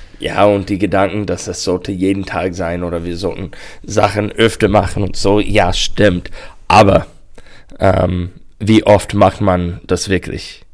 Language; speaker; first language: German; non-native, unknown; English